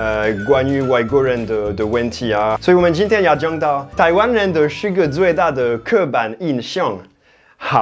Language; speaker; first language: Chinese; non-native, fluent; French